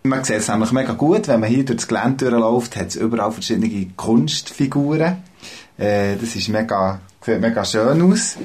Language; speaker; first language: German; native; German